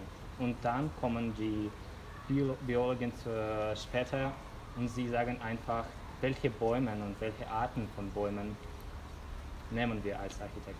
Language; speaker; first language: German; non-native, fluent; Russian